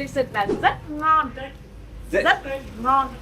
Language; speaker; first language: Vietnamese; non-native, learner; English